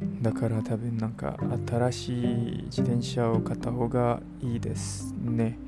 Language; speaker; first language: Japanese; non-native, learner; English